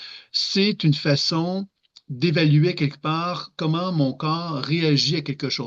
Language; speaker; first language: French; native; French